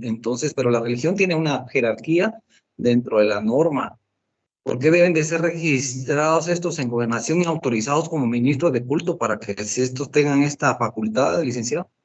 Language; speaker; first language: Spanish; native; Spanish